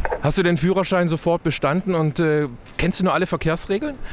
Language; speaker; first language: German; native; German